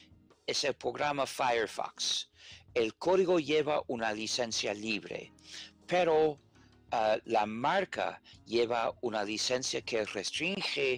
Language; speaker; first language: Spanish; non-native, fluent; English